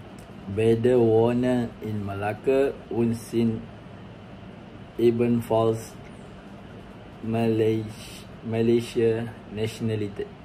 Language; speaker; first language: German; non-native, learner; Malay